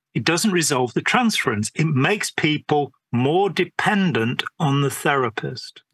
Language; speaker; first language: English; native; English